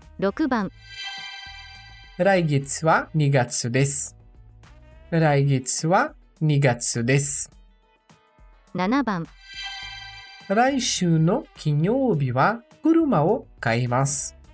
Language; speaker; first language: Japanese; non-native, learner; Portuguese